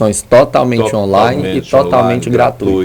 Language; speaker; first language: Portuguese; native; Portuguese